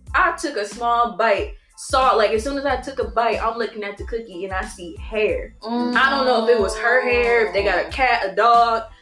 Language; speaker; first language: English; native; English